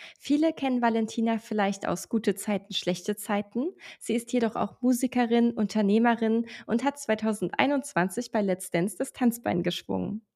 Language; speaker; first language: German; native; German